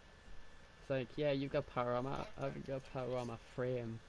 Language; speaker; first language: English; native; English